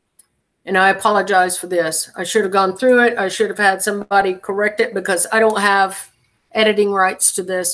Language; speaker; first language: English; native; English